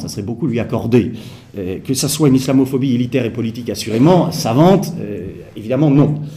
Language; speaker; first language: French; native; French